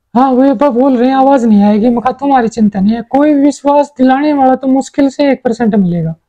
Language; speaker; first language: Hindi; native; Hindi